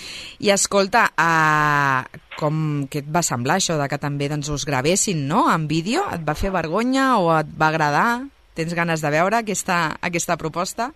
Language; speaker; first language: Catalan; native; Catalan